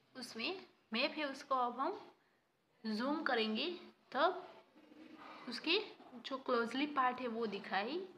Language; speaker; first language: Hindi; non-native, local second language; Gujarati